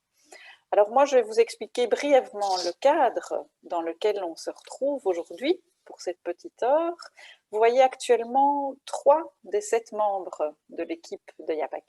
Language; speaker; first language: French; native; French